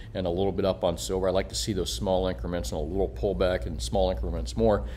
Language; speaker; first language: English; native; English